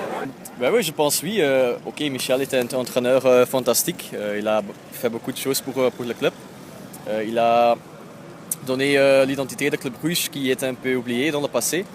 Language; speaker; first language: French; non-native, local second language; Dutch